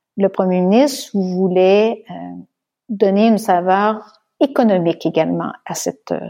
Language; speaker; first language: French; native; French